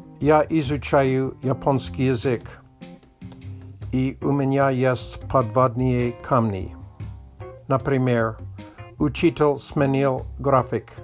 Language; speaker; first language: Polish; non-native, learner; Russian